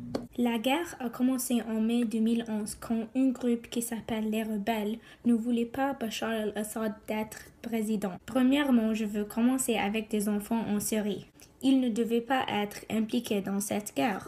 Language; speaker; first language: French; non-native, learner; English